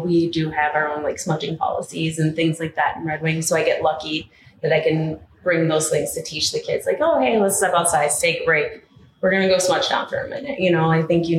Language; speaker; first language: English; native; English